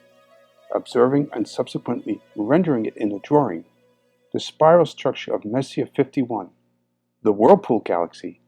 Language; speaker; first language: English; native; English